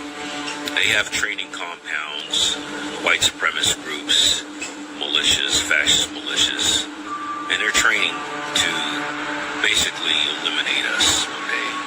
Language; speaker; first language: English; native; English